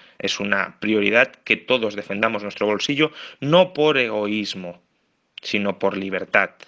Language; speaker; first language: Spanish; native; Spanish